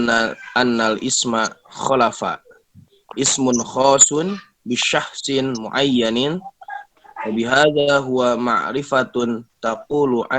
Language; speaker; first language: Arabic; non-native, learner; Indonesian